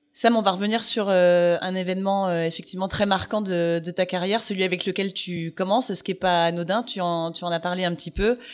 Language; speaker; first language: French; native; French